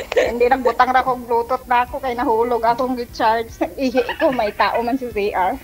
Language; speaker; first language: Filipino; non-native, local second language; Cebuano